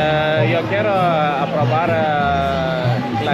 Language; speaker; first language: Spanish; non-native, learner; Lithuanian